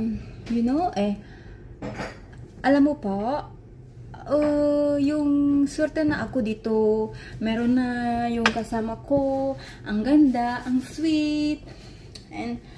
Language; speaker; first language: Filipino; non-native, learner; Indonesian